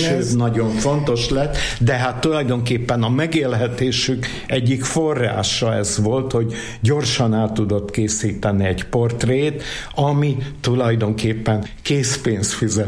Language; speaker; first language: Hungarian; native; Hungarian